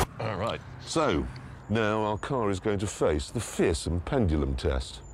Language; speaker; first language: English; native; English